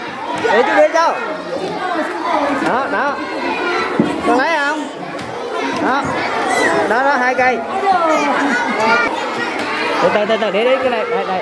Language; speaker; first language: Vietnamese; native; Vietnamese